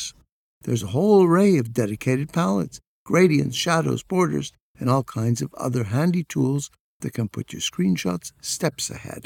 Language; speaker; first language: English; native; English